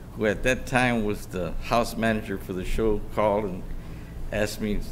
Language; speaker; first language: English; native; English